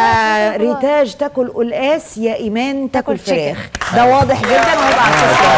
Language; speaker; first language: Arabic; native; Arabic